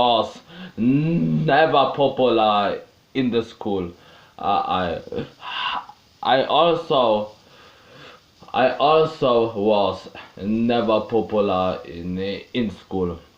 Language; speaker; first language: English; non-native, learner; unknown